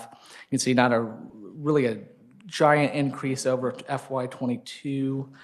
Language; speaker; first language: English; native; English